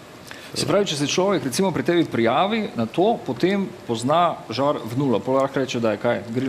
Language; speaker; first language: Slovenian; native; Slovenian